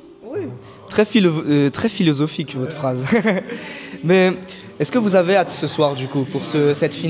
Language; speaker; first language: French; native; French